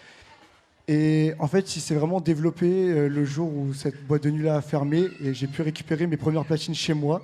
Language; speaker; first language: French; native; French